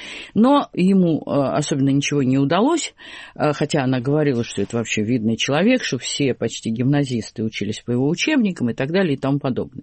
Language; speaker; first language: Russian; native; Russian